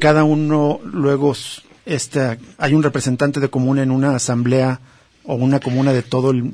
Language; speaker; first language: Spanish; native; Spanish